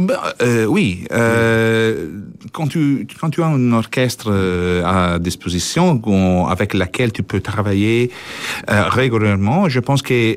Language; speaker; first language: French; non-native, fluent; Italian